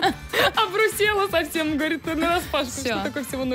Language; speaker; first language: Russian; native; Russian